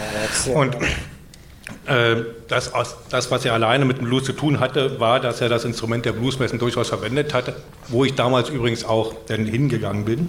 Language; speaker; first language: German; native; German